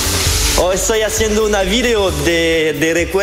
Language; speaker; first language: Spanish; non-native, learner; French